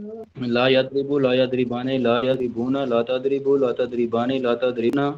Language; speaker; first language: Arabic; non-native, learner; Urdu